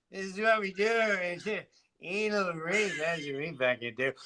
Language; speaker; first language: English; native; English